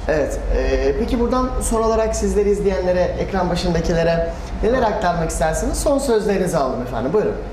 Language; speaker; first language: Turkish; native; Turkish